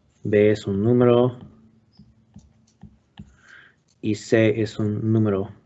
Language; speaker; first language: Spanish; non-native, learner; English